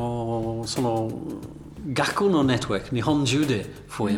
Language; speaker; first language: Japanese; non-native, learner; English